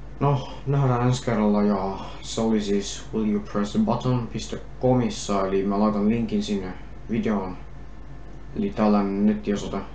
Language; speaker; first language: Finnish; non-native, learner; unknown